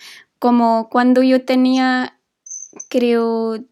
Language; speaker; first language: Spanish; non-native, fluent; English